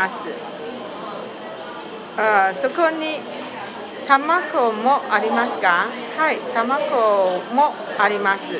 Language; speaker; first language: Japanese; non-native, learner; Chinese